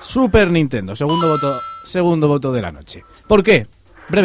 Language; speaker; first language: Spanish; native; Spanish